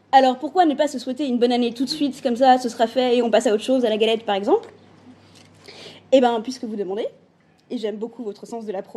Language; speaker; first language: French; native; French